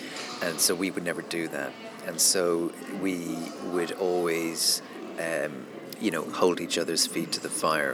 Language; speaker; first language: English; native; English